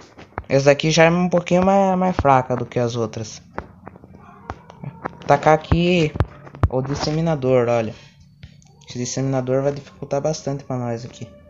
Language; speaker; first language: Portuguese; native; Portuguese